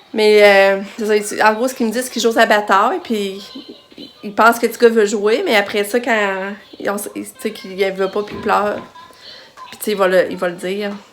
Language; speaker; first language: French; native; French